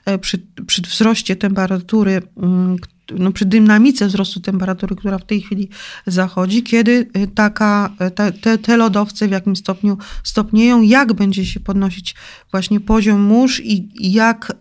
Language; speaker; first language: Polish; native; Polish